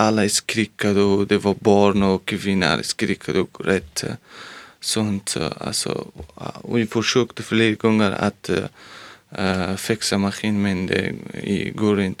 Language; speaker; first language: Swedish; non-native, learner; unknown